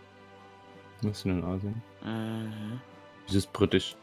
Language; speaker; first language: German; native; German